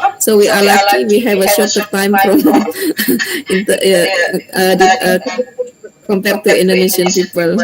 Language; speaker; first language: English; non-native, fluent; Indonesian